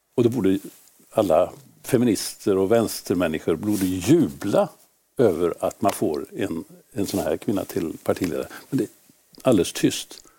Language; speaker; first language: Swedish; native; Swedish